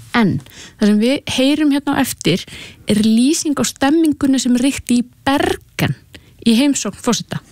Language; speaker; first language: Icelandic; native; Icelandic